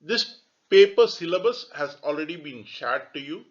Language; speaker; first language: English; non-native, local second language; Tamil